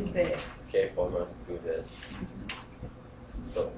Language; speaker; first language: Spanish; non-native, learner; English